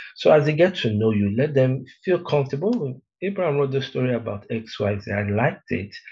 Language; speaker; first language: English; native; English